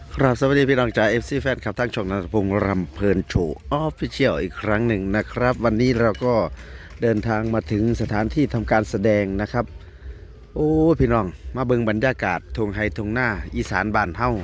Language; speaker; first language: Thai; non-native, local second language; Northeastern Thai